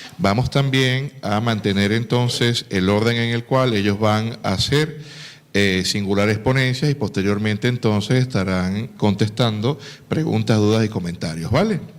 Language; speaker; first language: Spanish; native; Spanish